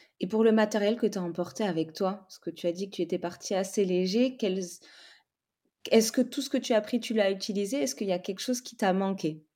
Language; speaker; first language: French; native; French